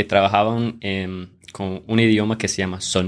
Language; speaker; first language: Spanish; non-native, fluent; English